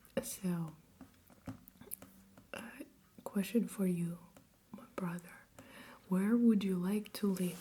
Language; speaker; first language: English; non-native, fluent; Russian